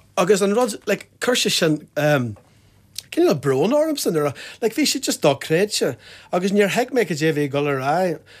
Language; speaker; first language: Irish; non-native, local second language; English